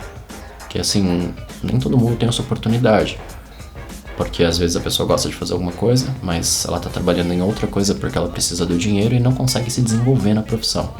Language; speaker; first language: Portuguese; native; Portuguese